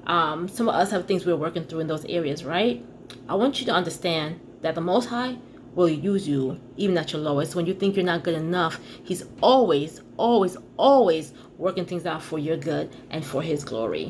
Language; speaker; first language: English; native; English